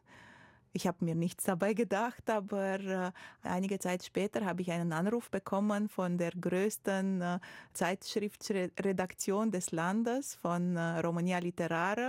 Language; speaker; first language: German; non-native, fluent; Romanian